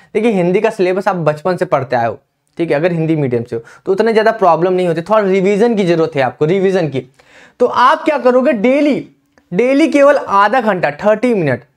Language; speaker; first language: Hindi; native; Hindi